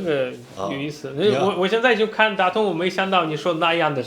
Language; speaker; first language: Chinese; non-native, fluent; Russian